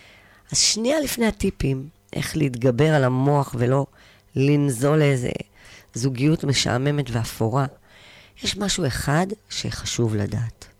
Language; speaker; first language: Hebrew; native; Hebrew